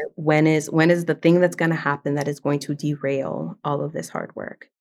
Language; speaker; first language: English; early bilingual, other home language; Spanish